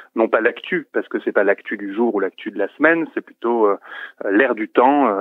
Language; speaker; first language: French; native; French